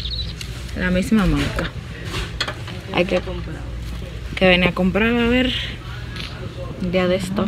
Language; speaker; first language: Spanish; native; Spanish